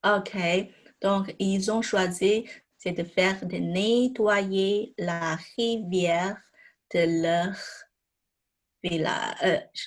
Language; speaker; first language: French; non-native, fluent; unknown